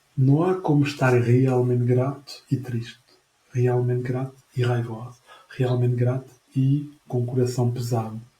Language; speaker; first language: Portuguese; non-native, fluent; French